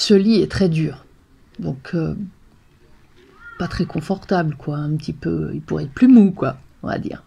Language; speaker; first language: French; non-native, fluent; Hungarian